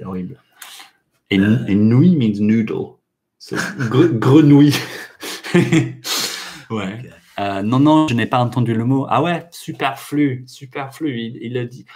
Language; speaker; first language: French; non-native, fluent; English